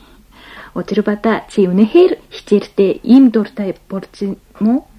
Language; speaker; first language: Mongolian; non-native, fluent; Japanese